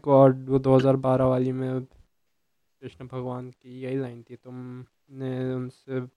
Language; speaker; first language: Hindi; native; Hindi